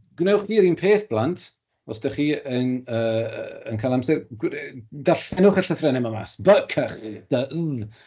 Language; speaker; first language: Welsh; native; Welsh